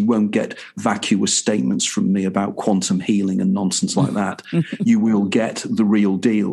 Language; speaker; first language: English; native; English